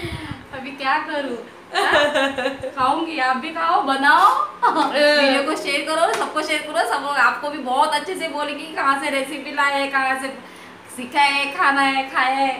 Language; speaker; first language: Hindi; native; Hindi